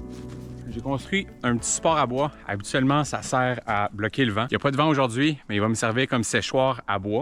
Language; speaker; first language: French; native; French